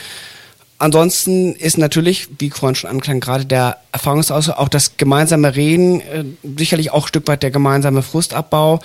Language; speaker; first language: German; native; German